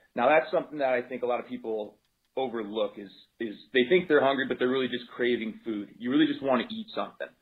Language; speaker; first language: English; native; English